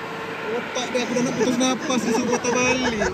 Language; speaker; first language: Malay; native; Malay